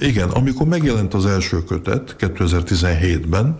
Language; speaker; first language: Hungarian; early bilingual, heritage; Hungarian